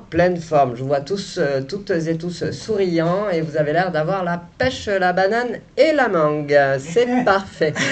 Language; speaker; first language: French; native; French